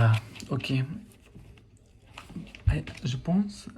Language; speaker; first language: French; non-native, learner; English